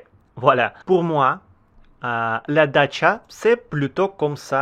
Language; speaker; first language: French; non-native, learner; Russian